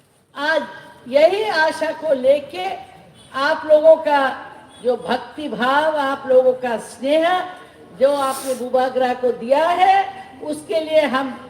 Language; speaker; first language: Hindi; non-native, local second language; Bangla